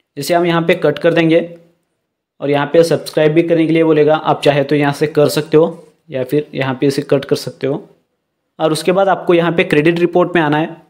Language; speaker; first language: Hindi; non-native, local second language; Marathi